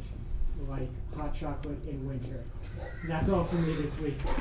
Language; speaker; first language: English; native; English